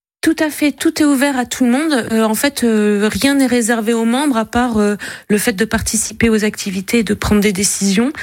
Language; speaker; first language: French; native; French